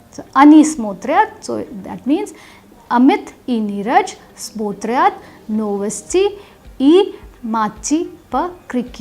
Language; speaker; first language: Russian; non-native, fluent; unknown